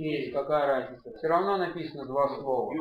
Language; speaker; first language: Russian; native; Russian